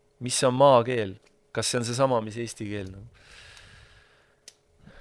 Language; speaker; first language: Estonian; native; Estonian